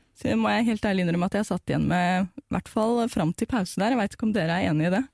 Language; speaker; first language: Norwegian; native; Norwegian